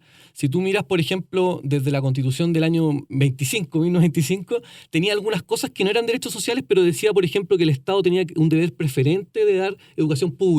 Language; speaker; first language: Spanish; native; Spanish